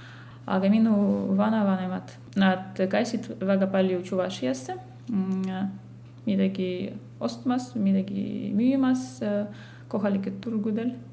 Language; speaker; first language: Estonian; non-native, fluent; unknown